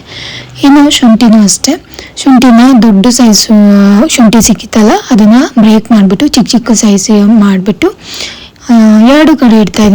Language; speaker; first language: Kannada; native; Kannada